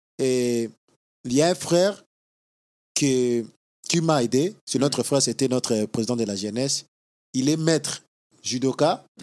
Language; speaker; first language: French; non-native, local second language; Lingala